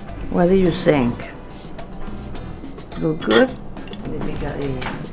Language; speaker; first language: English; non-native, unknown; Spanish